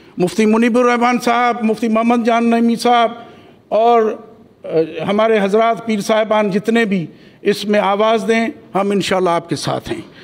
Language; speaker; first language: Urdu; non-native, local second language; Sindhi